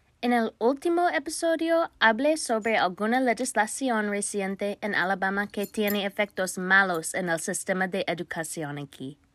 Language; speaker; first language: Spanish; non-native, learner; English